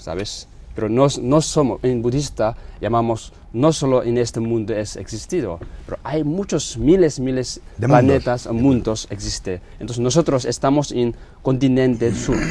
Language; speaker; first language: Spanish; non-native, learner; Tibetan